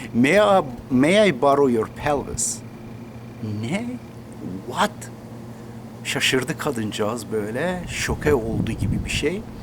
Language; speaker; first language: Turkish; non-native, local second language; Kurdish